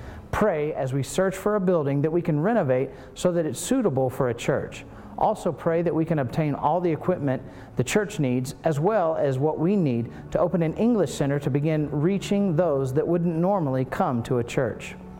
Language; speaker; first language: English; native; English